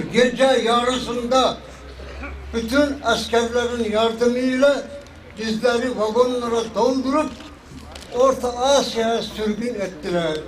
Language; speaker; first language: Turkish; early bilingual, heritage; Turkish